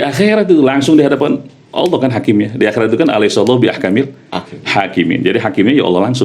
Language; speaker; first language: Indonesian; native; Indonesian